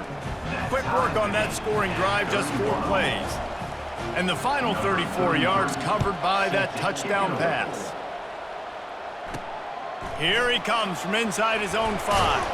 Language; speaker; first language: English; native; English